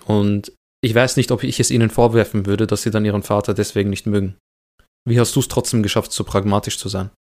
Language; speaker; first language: German; early bilingual, other home language; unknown